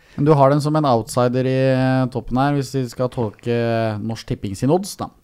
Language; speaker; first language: Norwegian; native; Norwegian